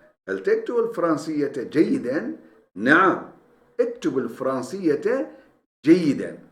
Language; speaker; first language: Arabic; non-native, fluent; Turkish